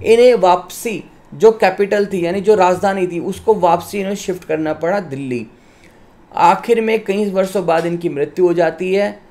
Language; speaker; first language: Hindi; native; Hindi